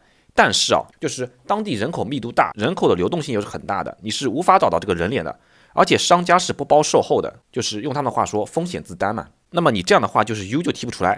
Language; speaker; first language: Chinese; native; Chinese